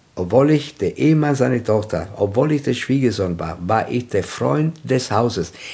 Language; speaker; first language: German; non-native, fluent; Italian